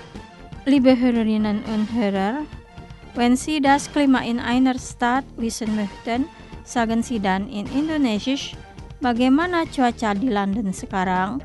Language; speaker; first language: German; non-native, fluent; Indonesian